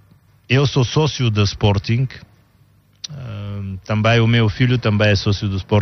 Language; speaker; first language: Portuguese; non-native, learner; Bulgarian